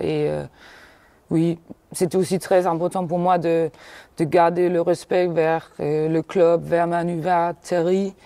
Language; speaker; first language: French; non-native, fluent; Danish